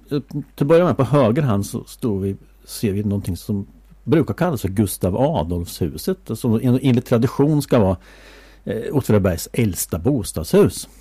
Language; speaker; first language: Swedish; native; Swedish